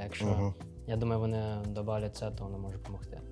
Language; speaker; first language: Ukrainian; early bilingual, other home language; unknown